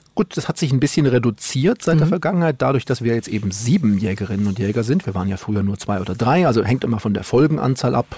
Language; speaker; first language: German; native; German